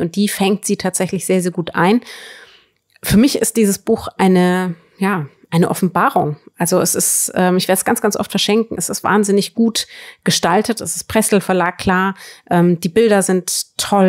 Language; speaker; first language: German; native; German